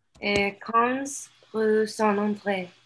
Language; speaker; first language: French; non-native, learner; English